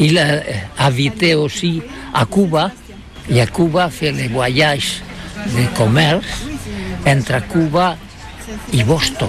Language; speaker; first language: French; non-native, learner; Catalan